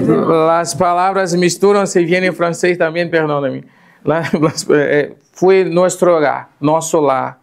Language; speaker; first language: Spanish; non-native, fluent; Portuguese